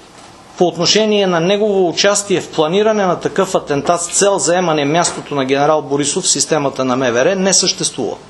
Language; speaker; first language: Bulgarian; native; Bulgarian